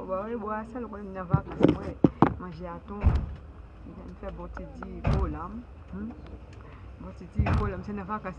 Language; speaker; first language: French; non-native, learner; Haitian Creole